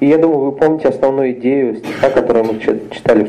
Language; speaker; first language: Russian; native; Russian